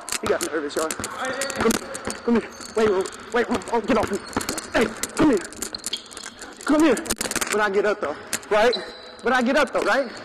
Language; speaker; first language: English; native; English